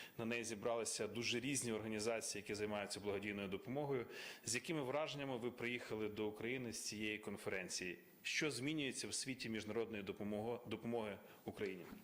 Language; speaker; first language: Ukrainian; native; Ukrainian